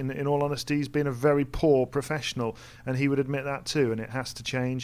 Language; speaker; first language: English; native; English